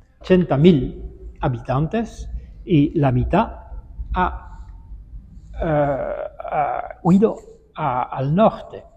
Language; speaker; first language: Spanish; non-native, fluent; Dutch